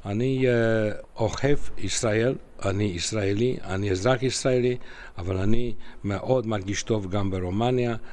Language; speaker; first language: Hebrew; non-native, fluent; Romanian